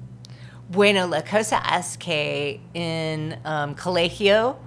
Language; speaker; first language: Spanish; non-native, fluent; English